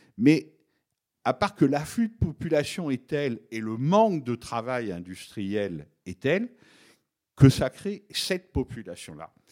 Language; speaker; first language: French; native; French